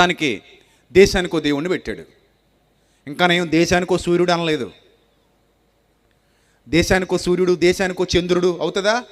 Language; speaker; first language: Telugu; native; Telugu